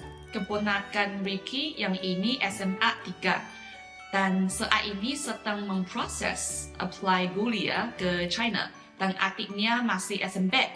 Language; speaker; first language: Indonesian; non-native, fluent; Chinese